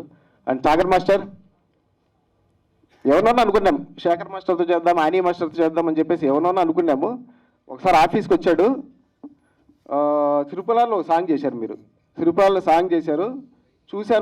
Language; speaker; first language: Telugu; native; Telugu